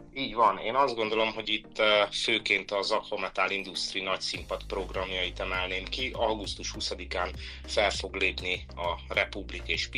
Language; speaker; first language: Hungarian; native; Hungarian